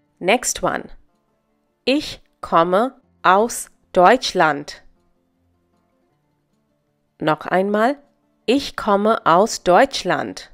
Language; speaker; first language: German; non-native, fluent; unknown